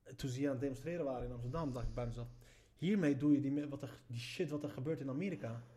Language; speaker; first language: Dutch; early bilingual, other home language; Arabic